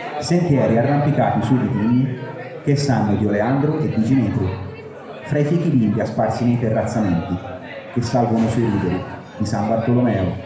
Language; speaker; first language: Italian; native; Italian